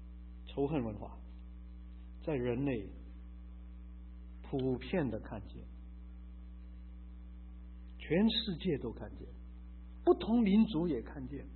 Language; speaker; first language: Chinese; native; Chinese